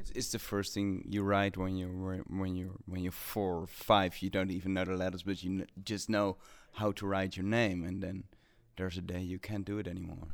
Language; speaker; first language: English; non-native, fluent; Dutch